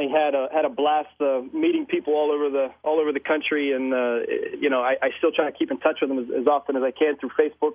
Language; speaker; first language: English; native; English